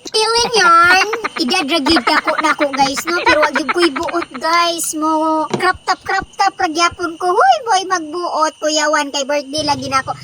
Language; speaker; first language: Cebuano; native; Cebuano